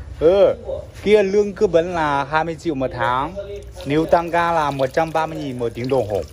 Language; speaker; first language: Vietnamese; non-native, fluent; Chinese